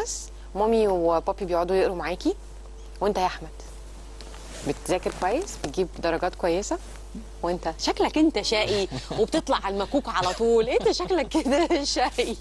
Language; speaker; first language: Arabic; native; Arabic